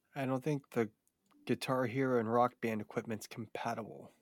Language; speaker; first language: English; native; English